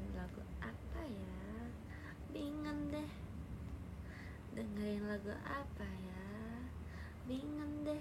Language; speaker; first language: Indonesian; native; Indonesian